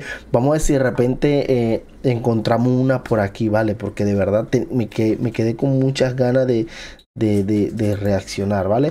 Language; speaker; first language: Spanish; native; Spanish